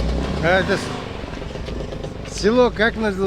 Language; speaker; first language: Russian; non-native, local second language; Chechen